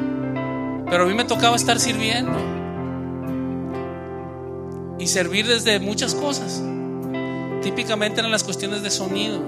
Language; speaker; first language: Spanish; native; Spanish